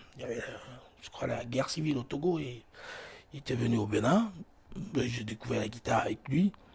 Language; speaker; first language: French; non-native, local second language; Fon